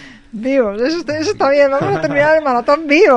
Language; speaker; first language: Spanish; native; Spanish